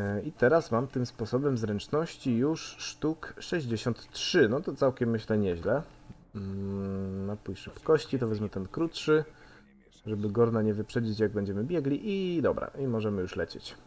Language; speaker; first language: Polish; native; Polish